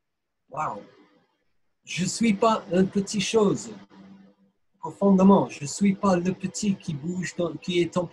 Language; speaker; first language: French; non-native, fluent; English